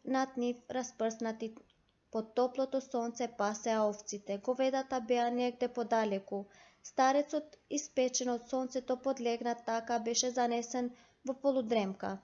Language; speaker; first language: Macedonian; non-native, local second language; Albanian